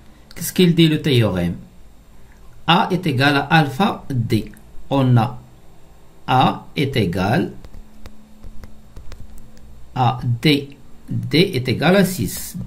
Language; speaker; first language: French; non-native, local second language; Arabic